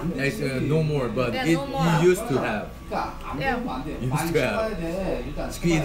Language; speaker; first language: English; non-native, fluent; Korean